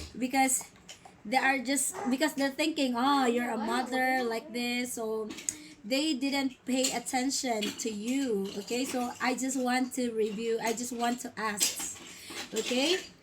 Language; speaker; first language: English; non-native, local second language; Filipino